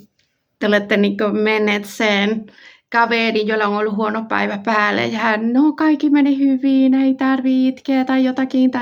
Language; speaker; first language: Finnish; non-native, fluent; Spanish